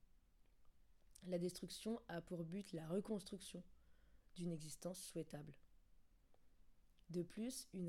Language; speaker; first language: French; native; French